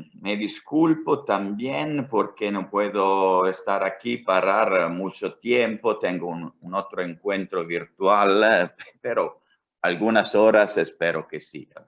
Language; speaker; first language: Spanish; non-native, fluent; Italian